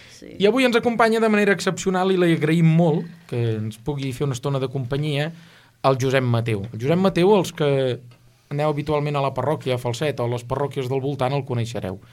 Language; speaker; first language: Catalan; native; Catalan